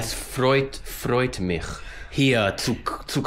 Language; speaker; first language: German; non-native, learner; English